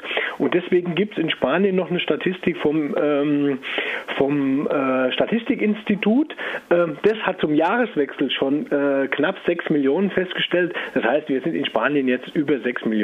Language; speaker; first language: German; native; German